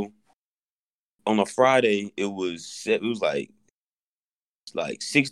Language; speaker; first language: English; native; English